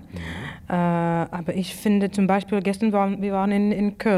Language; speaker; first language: German; non-native, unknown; English